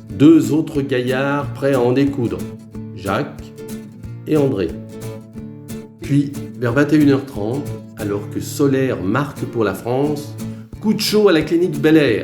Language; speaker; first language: French; native; French